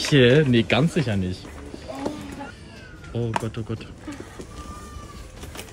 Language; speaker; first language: German; native; German